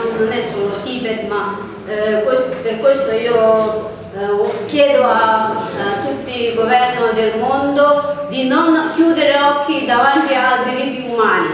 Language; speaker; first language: Italian; non-native, learner; Tibetan